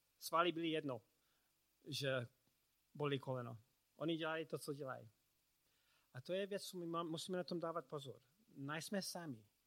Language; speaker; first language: Czech; non-native, learner; English